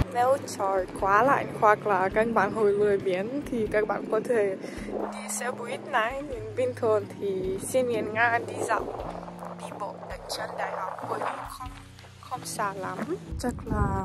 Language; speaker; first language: Vietnamese; non-native, learner; Russian